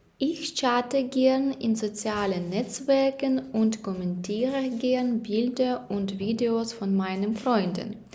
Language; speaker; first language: German; non-native, fluent; Ukrainian